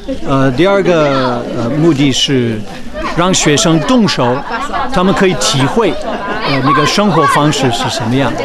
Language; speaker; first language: Chinese; non-native, fluent; English